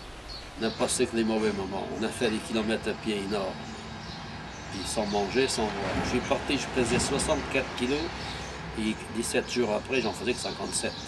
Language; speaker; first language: French; non-native, fluent; Portuguese